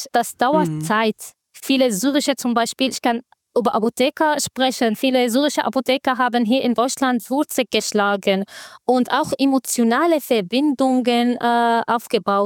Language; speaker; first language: German; non-native, fluent; Arabic